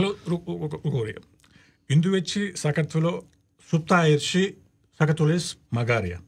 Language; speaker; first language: Georgian; non-native, learner; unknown